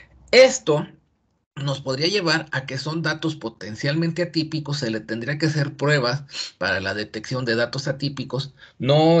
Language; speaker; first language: Spanish; native; Spanish